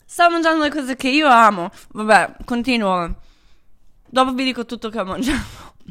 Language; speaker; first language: Italian; non-native, fluent; Croatian